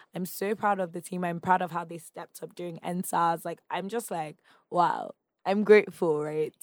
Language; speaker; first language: English; non-native, local second language; Yoruba